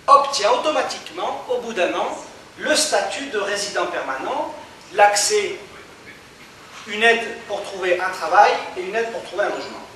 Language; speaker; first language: French; native; French